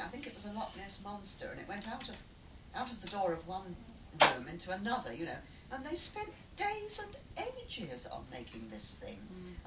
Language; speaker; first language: English; native; English